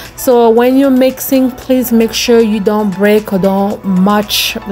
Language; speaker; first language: English; non-native, fluent; Lingala